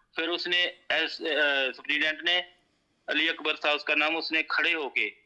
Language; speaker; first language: Urdu; non-native, local second language; Punjabi